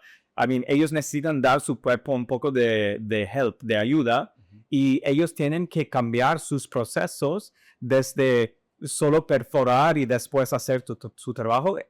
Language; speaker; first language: Spanish; non-native, fluent; English